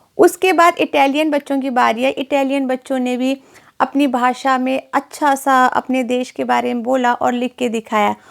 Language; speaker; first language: Hindi; native; Hindi